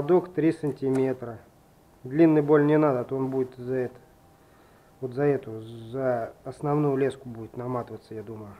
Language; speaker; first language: Russian; native; Russian